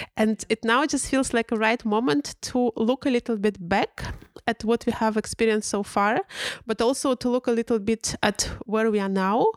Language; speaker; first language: English; non-native, fluent; Russian